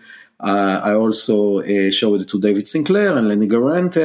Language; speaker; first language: English; non-native, fluent; Hebrew